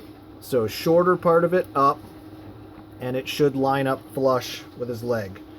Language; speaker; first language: English; native; English